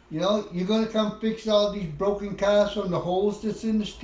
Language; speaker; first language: English; native; English